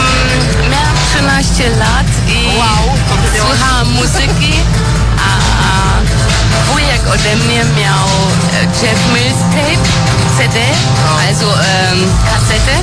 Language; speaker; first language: Polish; early bilingual, heritage; Polish